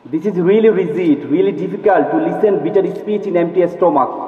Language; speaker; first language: English; non-native, local second language; Bangla